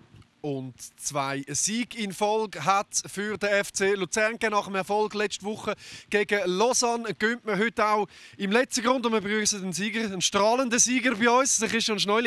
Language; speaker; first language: German; native; German